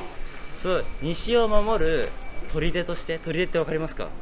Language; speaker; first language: Japanese; native; Japanese